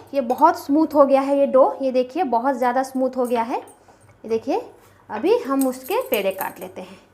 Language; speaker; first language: Hindi; non-native, local second language; Bangla